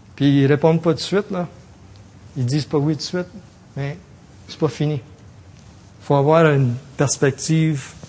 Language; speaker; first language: French; native; French